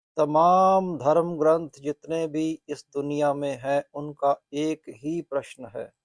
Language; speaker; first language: Hindi; non-native, local second language; Punjabi